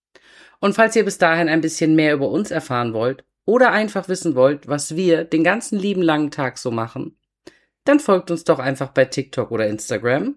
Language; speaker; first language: German; native; German